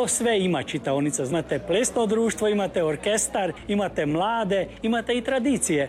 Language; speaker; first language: Croatian; early bilingual, heritage; Croatian